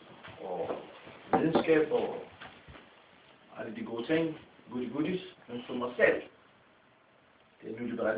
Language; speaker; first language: Danish; non-native, fluent; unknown